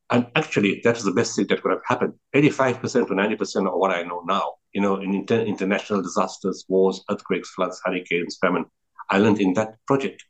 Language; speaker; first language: English; native; English